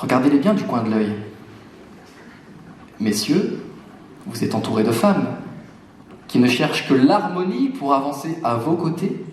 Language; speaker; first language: French; native; French